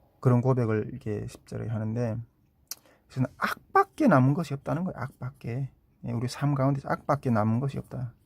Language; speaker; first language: Korean; native; Korean